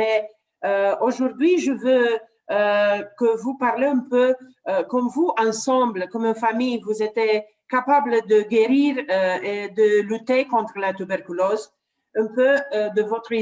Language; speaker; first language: French; non-native, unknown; Romanian